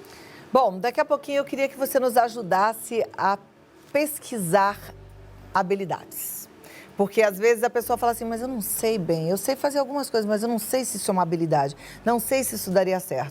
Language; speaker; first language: Portuguese; native; Portuguese